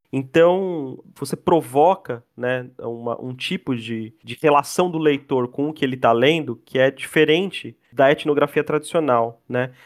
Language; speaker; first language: Portuguese; native; Portuguese